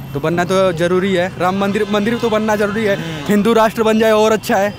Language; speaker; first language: Hindi; native; Hindi